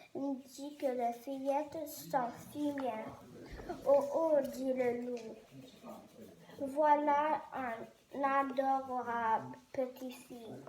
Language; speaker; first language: French; non-native, learner; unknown